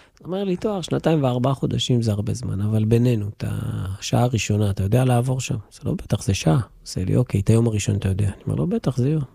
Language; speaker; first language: Hebrew; native; Hebrew